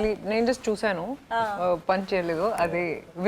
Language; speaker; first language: Telugu; non-native, fluent; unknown